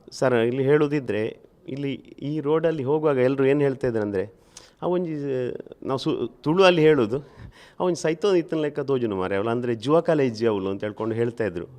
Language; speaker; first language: Kannada; native; Kannada